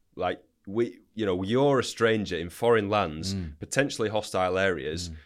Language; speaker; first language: English; native; English